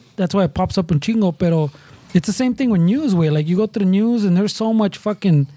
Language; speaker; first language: English; early bilingual, other home language; Spanish